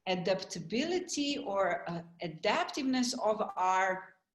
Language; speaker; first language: English; non-native, fluent; Slovenian